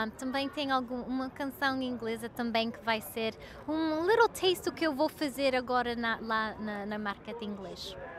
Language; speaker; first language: Portuguese; early bilingual, heritage; English